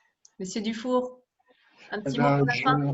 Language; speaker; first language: French; native; French